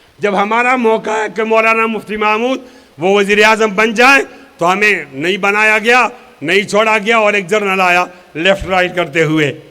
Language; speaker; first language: Urdu; non-native, local second language; Pashto